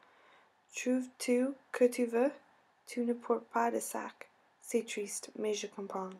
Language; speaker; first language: French; non-native, learner; English